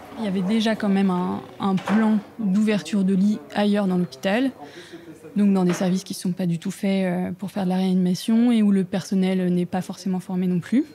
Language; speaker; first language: French; native; French